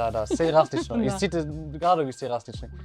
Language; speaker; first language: Macedonian; non-native, fluent; German